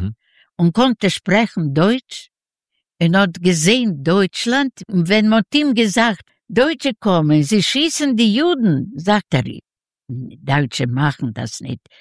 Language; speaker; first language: German; non-native, learner; Ukrainian